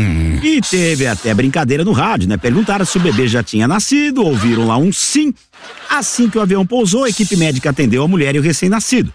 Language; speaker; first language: Portuguese; native; Portuguese